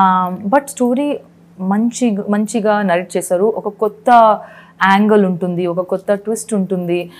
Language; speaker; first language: Telugu; non-native, learner; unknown